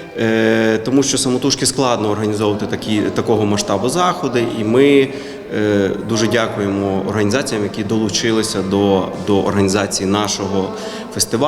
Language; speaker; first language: Ukrainian; native; Ukrainian